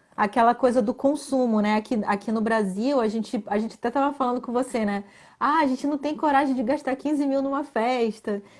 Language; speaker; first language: Portuguese; native; Portuguese